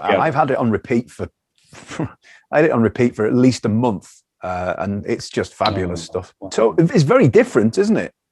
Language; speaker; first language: English; native; English